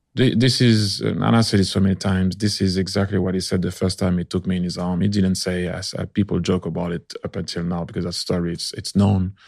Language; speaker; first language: English; early bilingual, other home language; French